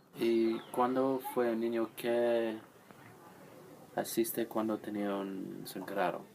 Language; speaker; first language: Spanish; non-native, learner; English